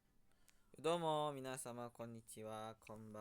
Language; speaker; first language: Japanese; non-native, learner; Indonesian